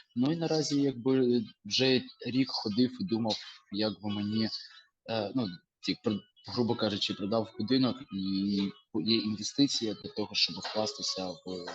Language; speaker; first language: Ukrainian; native; Ukrainian